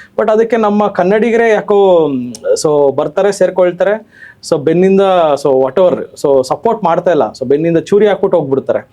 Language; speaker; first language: Kannada; native; Kannada